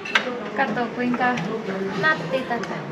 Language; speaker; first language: Finnish; non-native, learner; Indonesian